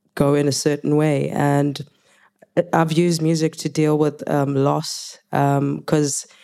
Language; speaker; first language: English; non-native, local second language; Zulu